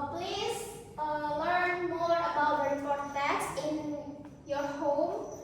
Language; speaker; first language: English; non-native, learner; Indonesian